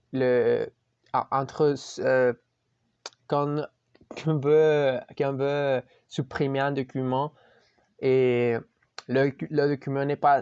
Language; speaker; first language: French; non-native, learner; Spanish